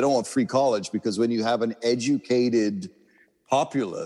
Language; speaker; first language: English; native; English